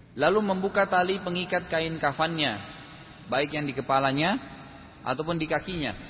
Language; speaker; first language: Indonesian; native; Indonesian